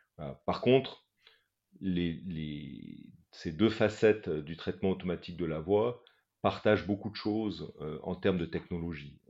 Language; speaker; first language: French; native; French